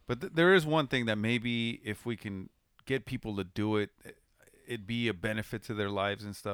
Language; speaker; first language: English; early bilingual, other home language; Spanish